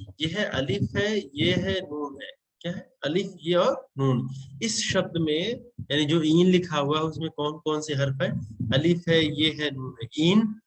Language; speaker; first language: Hindi; native; Hindi